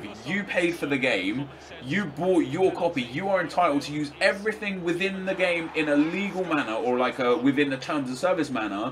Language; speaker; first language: English; native; English